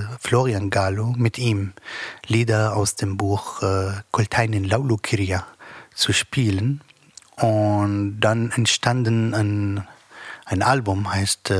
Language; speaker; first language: German; non-native, learner; Arabic